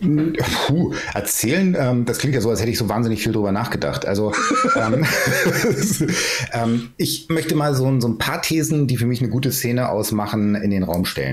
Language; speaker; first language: German; native; German